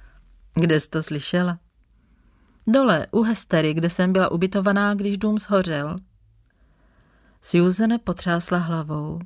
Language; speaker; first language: Czech; native; Czech